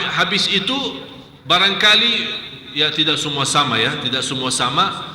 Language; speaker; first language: Malay; non-native, fluent; Arabic